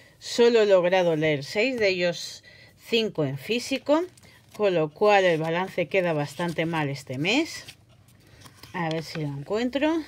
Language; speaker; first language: Spanish; native; Spanish